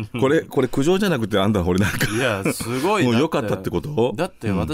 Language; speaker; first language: Japanese; native; Japanese